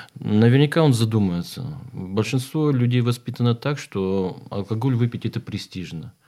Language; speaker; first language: Russian; native; Russian